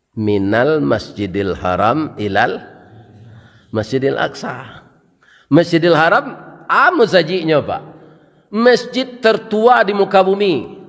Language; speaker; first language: Malay; non-native, local second language; Minangkabau